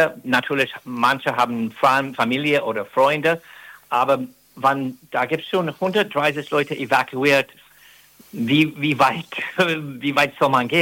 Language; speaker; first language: German; non-native, fluent; English